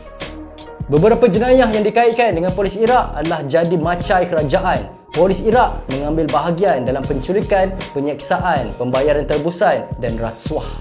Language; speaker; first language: Malay; native; Malay